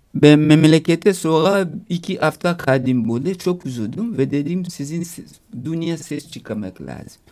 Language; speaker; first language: Turkish; non-native, fluent; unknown